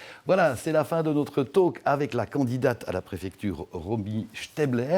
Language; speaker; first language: French; native; French